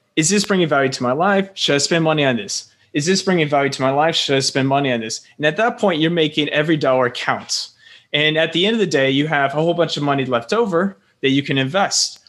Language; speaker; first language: English; native; English